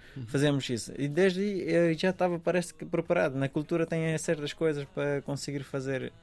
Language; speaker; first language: Portuguese; non-native, fluent; Persian